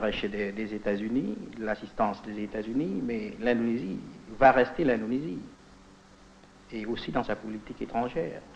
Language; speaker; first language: French; non-native, fluent; Indonesian